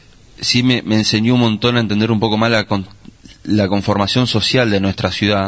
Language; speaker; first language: Spanish; native; Spanish